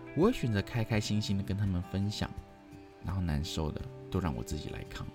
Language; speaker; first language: Chinese; non-native, local second language; Cantonese